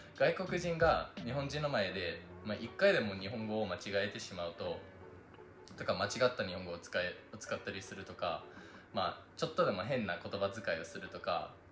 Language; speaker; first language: Japanese; non-native, fluent; English